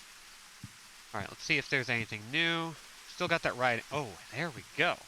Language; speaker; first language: English; native; English